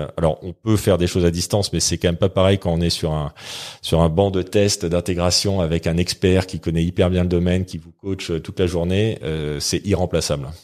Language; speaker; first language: French; native; French